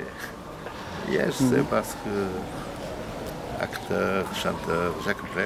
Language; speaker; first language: French; non-native, learner; Portuguese